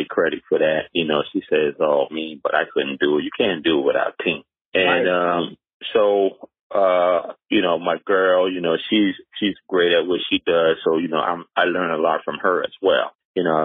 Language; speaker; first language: English; native; English